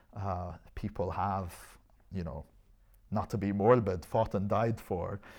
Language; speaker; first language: English; non-native, fluent; Arabic